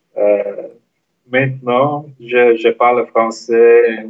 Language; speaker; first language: French; non-native, learner; Portuguese